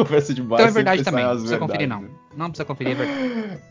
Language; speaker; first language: Portuguese; native; Portuguese